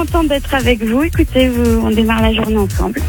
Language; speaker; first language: French; native; French